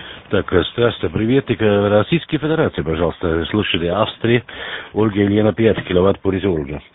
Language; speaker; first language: Russian; non-native, learner; German